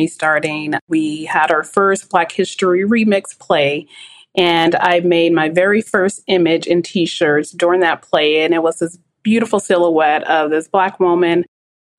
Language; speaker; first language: English; native; English